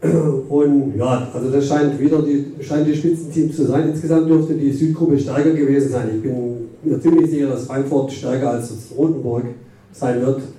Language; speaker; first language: German; native; German